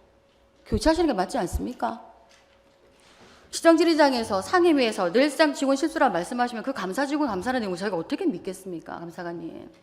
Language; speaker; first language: Korean; native; Korean